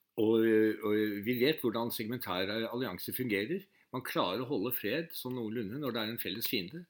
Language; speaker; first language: Norwegian; native; Norwegian